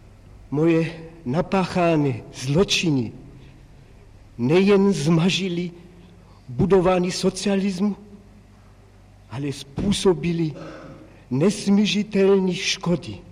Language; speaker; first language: Czech; non-native, fluent; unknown